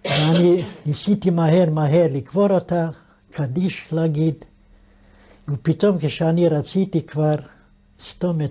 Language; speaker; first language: Hebrew; non-native, fluent; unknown